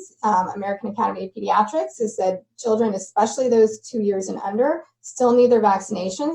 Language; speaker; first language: English; native; English